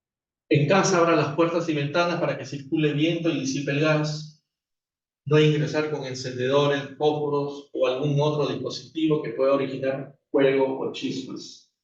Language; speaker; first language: Spanish; native; Spanish